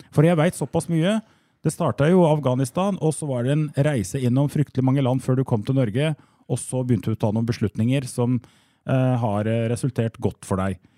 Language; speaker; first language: Norwegian; native; Norwegian